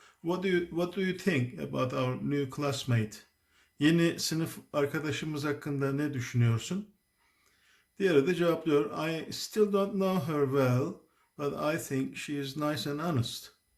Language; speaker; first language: English; non-native, fluent; Turkish